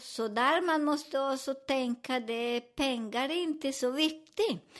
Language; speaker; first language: Swedish; non-native, fluent; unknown